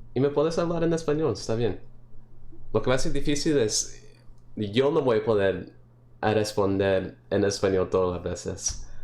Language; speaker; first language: Spanish; early bilingual, other home language; English